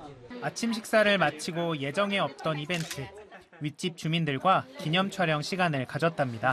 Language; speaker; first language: Korean; native; Korean